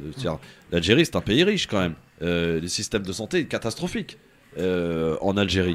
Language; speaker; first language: French; native; French